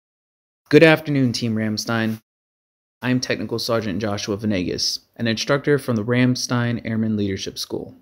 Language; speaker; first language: English; native; English